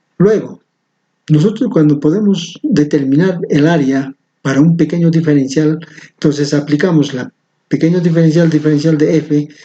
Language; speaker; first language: Spanish; native; Spanish